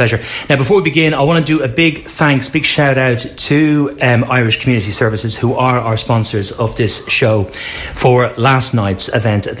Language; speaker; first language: English; native; English